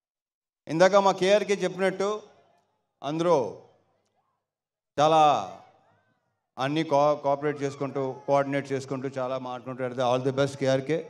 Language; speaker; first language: Telugu; native; Telugu